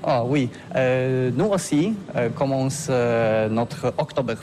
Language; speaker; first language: French; non-native, fluent; Polish